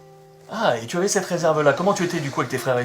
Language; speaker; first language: French; native; French